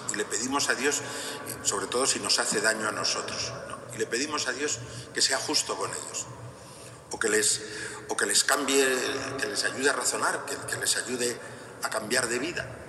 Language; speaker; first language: Spanish; native; Spanish